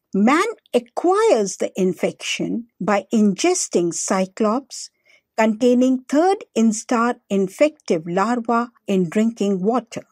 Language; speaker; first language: English; non-native, local second language; Hindi